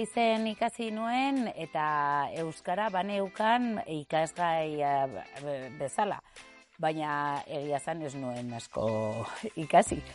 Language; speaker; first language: Basque; non-native, local second language; Spanish